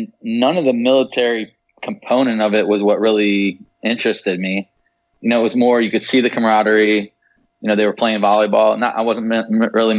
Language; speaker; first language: English; native; English